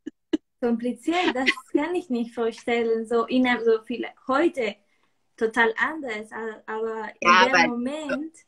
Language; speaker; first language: German; non-native, learner; Spanish